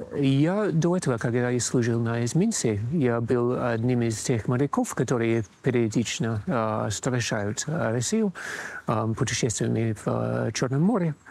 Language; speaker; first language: Russian; non-native, fluent; English